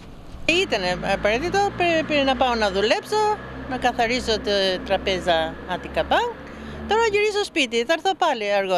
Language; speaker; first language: Greek; non-native, learner; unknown